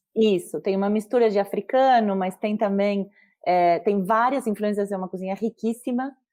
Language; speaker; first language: Portuguese; non-native, fluent; Spanish